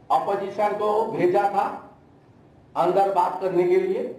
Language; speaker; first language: Hindi; non-native, local second language; Bangla